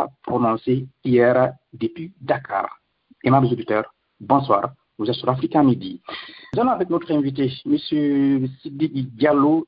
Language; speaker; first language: French; non-native, local second language; Fula